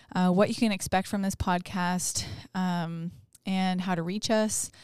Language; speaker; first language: English; native; English